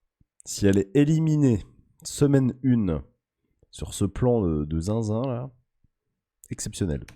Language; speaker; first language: French; native; French